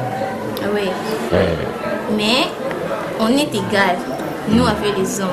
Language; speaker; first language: French; non-native, local second language; Lingala